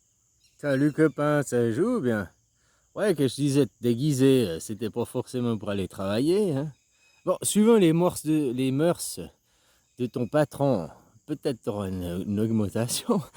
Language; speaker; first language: French; native; French